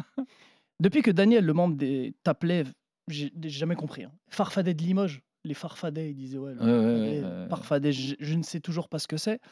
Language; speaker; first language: French; native; French